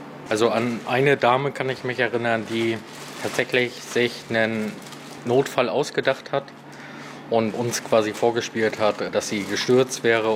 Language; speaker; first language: German; native; German